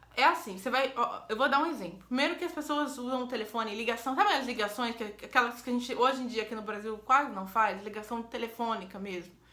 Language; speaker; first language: Portuguese; native; Portuguese